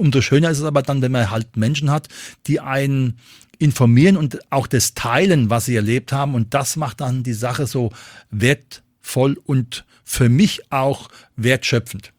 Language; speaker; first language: German; native; German